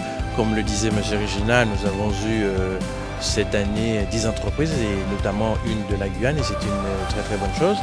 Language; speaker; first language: French; native; French